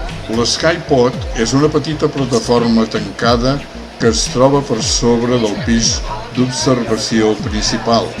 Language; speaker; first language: Catalan; native; Catalan